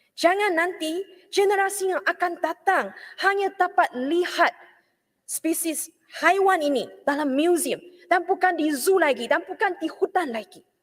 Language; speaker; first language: Malay; non-native, local second language; Chinese